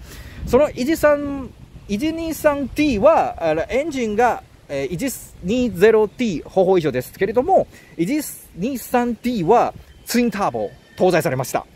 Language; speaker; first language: Japanese; non-native, learner; Chinese